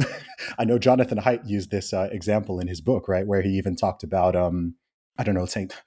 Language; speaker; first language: English; native; English